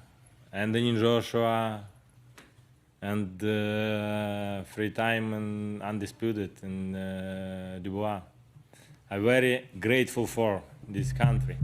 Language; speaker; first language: English; non-native, learner; Ukrainian